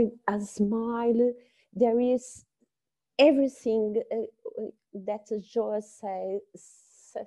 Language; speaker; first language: English; non-native, learner; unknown